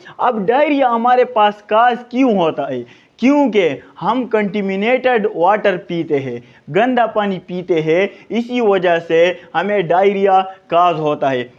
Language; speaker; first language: Urdu; non-native, local second language; Pashto